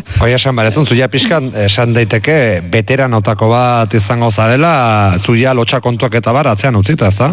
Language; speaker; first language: Basque; native; Basque